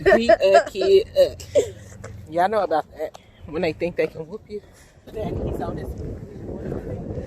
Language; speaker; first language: English; native; English